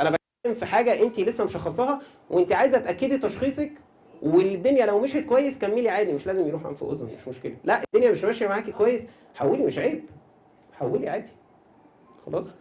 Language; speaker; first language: Arabic; native; Arabic